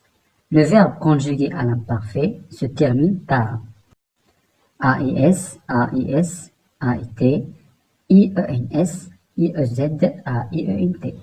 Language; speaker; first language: French; non-native, local second language; Arabic